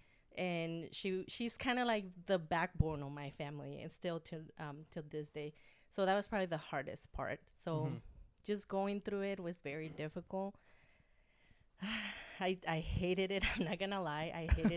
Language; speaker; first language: English; non-native, fluent; Spanish